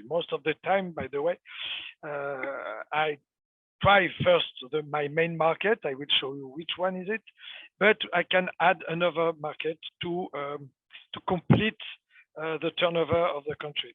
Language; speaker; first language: English; non-native, fluent; French